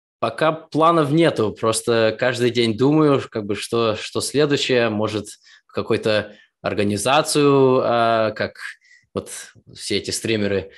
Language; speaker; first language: Russian; early bilingual, heritage; Russian